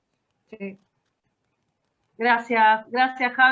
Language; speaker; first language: Spanish; native; Spanish